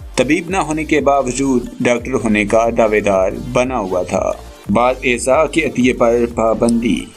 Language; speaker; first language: Urdu; native; Urdu